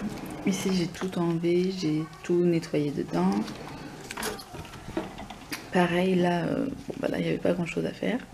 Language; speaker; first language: French; native; French